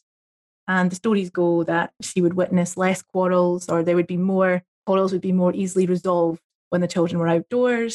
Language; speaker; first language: English; native; English